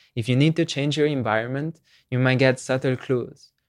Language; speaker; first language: English; non-native, fluent; Slovenian